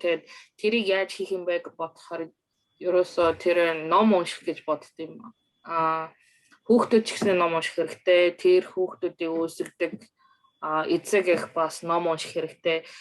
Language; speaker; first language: Mongolian; early bilingual, other home language; Korean